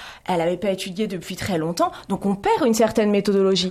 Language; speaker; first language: French; native; French